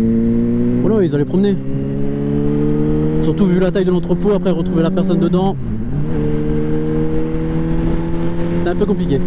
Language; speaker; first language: French; native; French